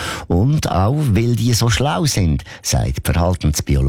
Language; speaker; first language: German; native; German